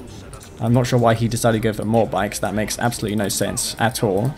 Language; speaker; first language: English; native; English